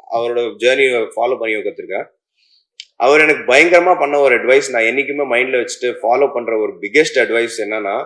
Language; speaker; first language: Tamil; native; Tamil